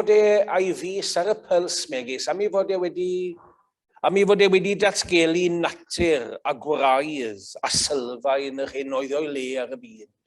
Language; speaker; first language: Welsh; native; Welsh